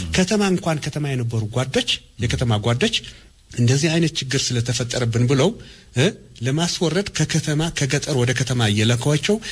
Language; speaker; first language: Amharic; non-native, local second language; Tigrinya